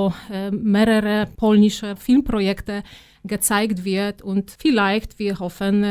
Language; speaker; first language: German; non-native, fluent; Polish